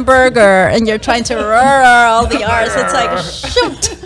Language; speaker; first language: English; non-native, fluent; Spanish